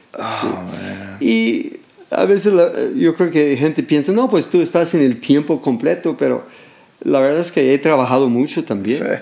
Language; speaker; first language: Spanish; non-native, fluent; English